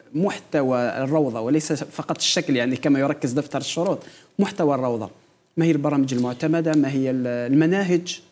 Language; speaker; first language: Arabic; non-native, local second language; Kabyle